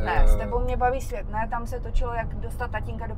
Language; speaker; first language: Czech; native; Czech